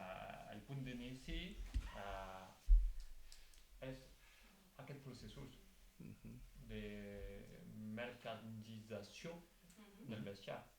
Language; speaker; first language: Catalan; non-native, local second language; French